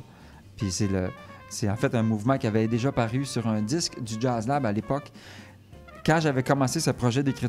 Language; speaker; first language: French; native; French